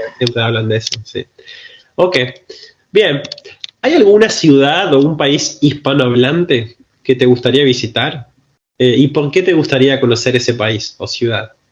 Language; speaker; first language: Spanish; native; Spanish